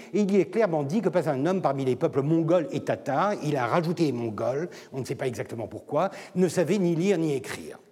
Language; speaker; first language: French; non-native, fluent; Turkish